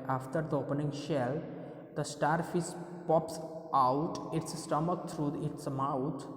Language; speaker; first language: English; non-native, local second language; Gujarati